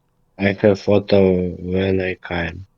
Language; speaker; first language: English; non-native, learner; Russian